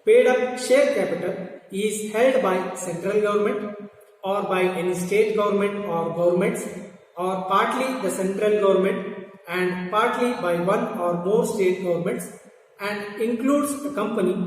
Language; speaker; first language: English; non-native, local second language; Kannada